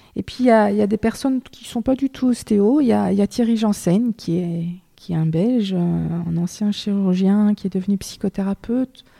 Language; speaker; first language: French; native; French